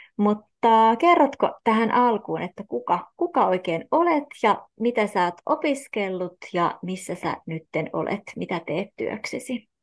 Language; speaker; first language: Finnish; native; Finnish